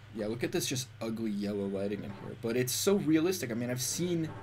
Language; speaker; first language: English; native; English